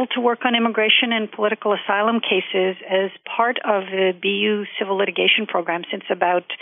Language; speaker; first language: English; non-native, local second language; Urdu